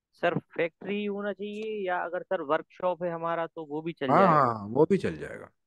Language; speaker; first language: Hindi; native; Hindi